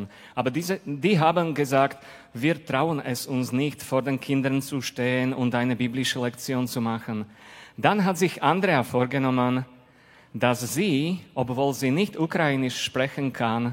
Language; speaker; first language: German; non-native, fluent; Slovak